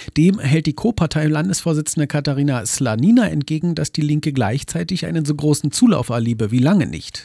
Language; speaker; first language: German; native; German